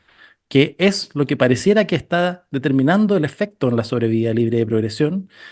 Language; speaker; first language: Spanish; native; Spanish